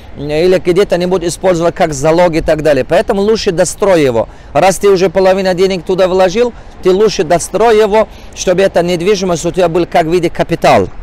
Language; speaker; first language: Russian; non-native, local second language; Tajik